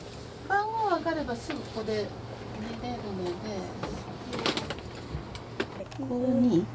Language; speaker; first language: Japanese; native; Japanese